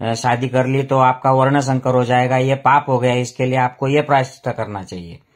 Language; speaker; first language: Hindi; non-native, local second language; Marathi